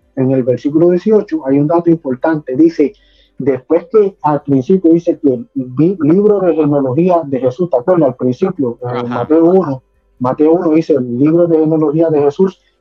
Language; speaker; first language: Spanish; native; Spanish